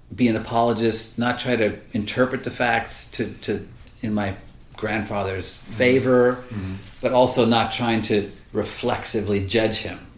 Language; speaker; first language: English; early bilingual, other home language; Swiss German